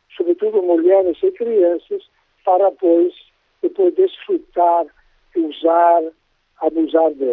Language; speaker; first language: Portuguese; non-native, fluent; Italian